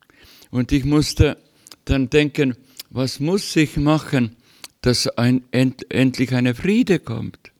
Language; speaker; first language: German; non-native, learner; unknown